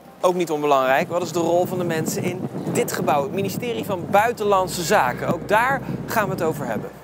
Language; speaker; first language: Dutch; native; Dutch